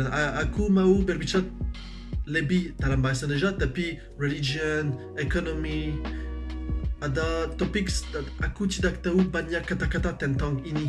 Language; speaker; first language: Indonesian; non-native, learner; French